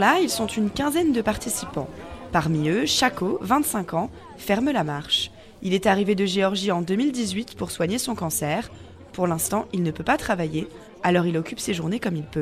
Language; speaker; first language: French; native; French